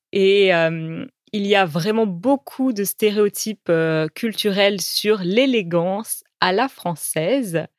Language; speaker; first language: French; native; French